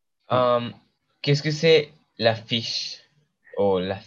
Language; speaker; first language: French; non-native, learner; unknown